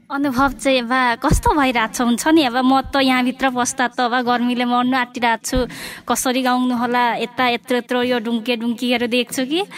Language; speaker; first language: Nepali; non-native, local second language; Limbu